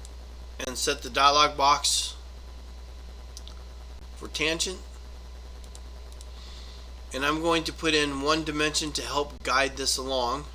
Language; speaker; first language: English; native; English